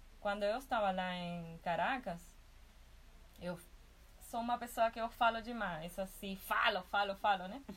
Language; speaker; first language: Portuguese; non-native, fluent; Spanish